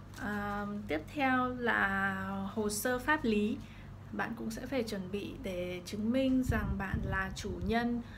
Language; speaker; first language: Vietnamese; early bilingual, heritage; Vietnamese